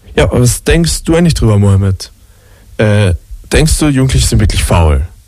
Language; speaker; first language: German; native; German